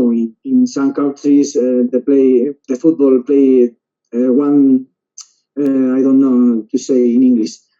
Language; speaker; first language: English; non-native, learner; Spanish